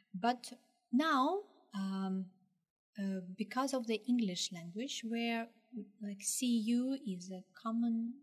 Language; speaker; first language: English; non-native, fluent; Russian